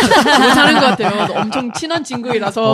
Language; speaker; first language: Korean; non-native, learner; English